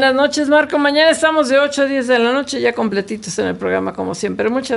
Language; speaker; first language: Spanish; native; Spanish